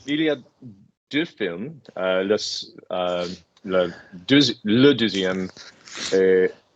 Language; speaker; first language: French; non-native, learner; English